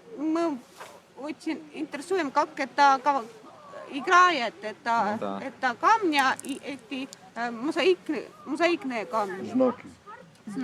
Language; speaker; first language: Russian; non-native, learner; Latvian